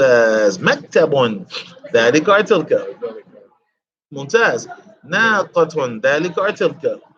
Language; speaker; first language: Arabic; non-native, fluent; English